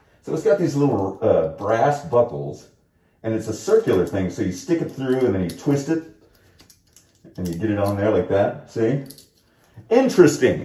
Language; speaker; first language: English; native; English